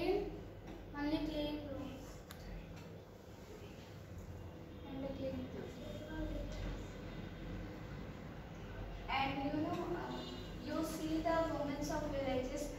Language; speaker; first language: English; non-native, learner; Hindi